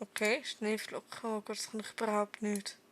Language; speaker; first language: German; native; German